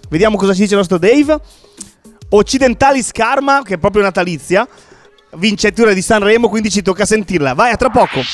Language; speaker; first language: Italian; native; Italian